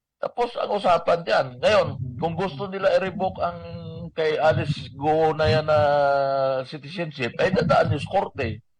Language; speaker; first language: Filipino; native; Filipino